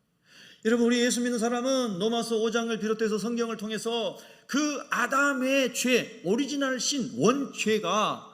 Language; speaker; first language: Korean; native; Korean